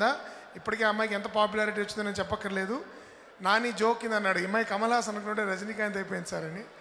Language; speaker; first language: Telugu; native; Telugu